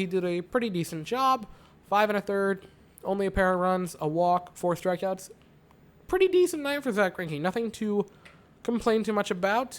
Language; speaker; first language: English; native; English